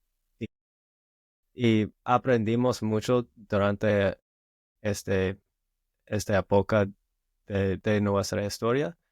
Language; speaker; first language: Spanish; non-native, learner; English